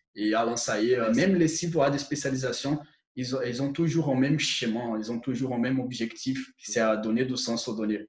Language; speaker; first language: French; non-native, fluent; Portuguese